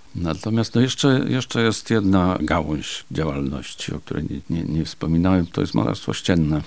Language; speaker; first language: Polish; native; Polish